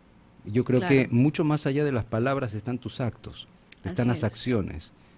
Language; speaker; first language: Spanish; native; Spanish